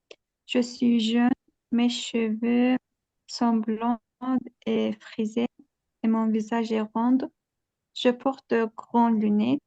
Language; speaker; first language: French; non-native, learner; Azerbaijani